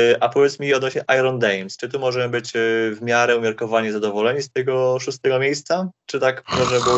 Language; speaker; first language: Polish; native; Polish